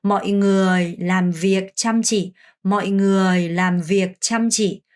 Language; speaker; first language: Vietnamese; non-native, fluent; Korean